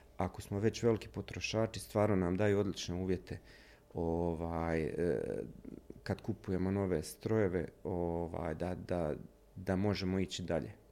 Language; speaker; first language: Bosnian; native; Bosnian